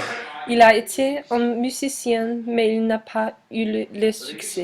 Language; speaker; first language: French; non-native, learner; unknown